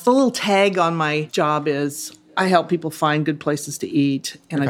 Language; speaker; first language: English; native; English